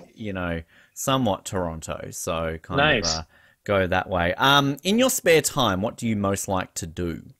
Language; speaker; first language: English; native; English